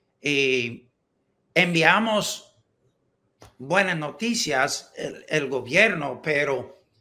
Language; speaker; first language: Spanish; non-native, learner; English